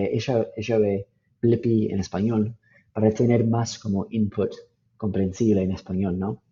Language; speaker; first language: Spanish; non-native, fluent; English